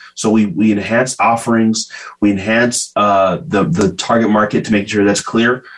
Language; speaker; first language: English; native; English